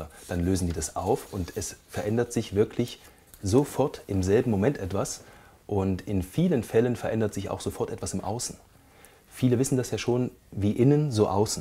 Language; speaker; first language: German; native; German